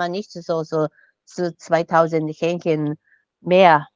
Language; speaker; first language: German; non-native, fluent; Japanese